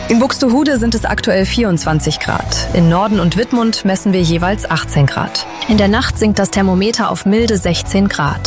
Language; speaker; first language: German; native; German